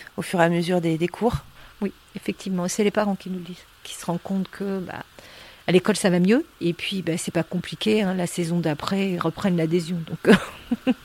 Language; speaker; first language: French; native; French